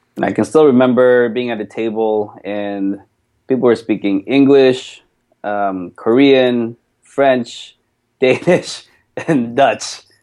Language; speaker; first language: English; early bilingual, other home language; Korean